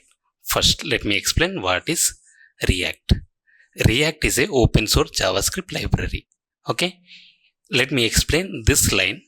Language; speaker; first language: English; non-native, local second language; Telugu